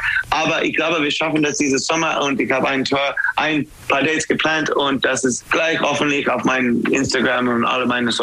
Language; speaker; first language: German; non-native, fluent; English